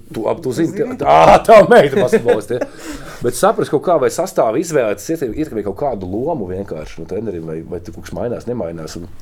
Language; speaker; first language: Latvian; native; Latvian